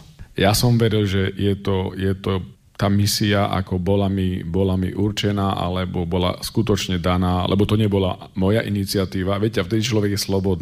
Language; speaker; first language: Slovak; native; Slovak